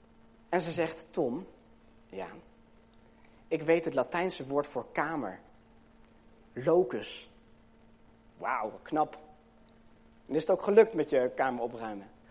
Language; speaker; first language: Dutch; native; Dutch